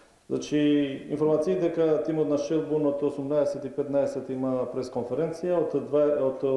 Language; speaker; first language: Macedonian; non-native, local second language; Albanian